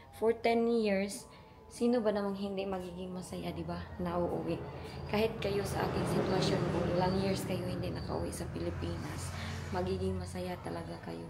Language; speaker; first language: Filipino; non-native, local second language; Cebuano